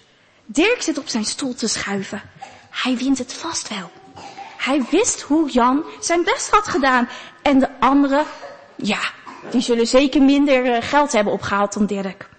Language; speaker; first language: Dutch; native; Dutch